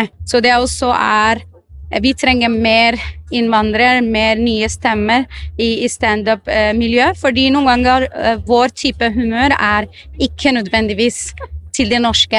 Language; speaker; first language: Norwegian; non-native, fluent; Arabic